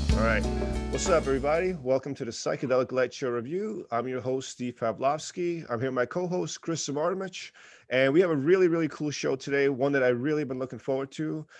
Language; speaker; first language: English; native; English